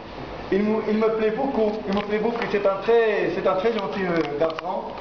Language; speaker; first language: French; non-native, local second language; Arabic